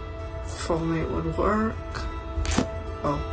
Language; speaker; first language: English; native; English